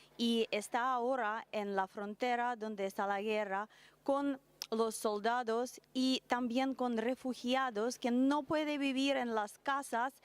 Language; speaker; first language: Spanish; non-native, learner; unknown